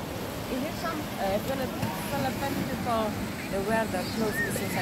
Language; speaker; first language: English; non-native, learner; Indonesian